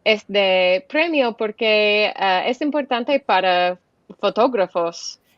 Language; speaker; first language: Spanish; non-native, learner; English